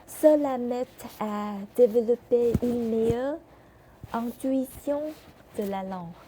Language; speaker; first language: French; non-native, learner; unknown